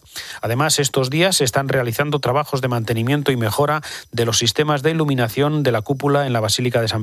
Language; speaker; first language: Spanish; native; Spanish